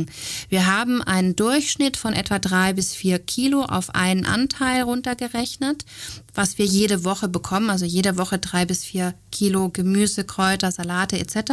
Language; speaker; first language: German; native; German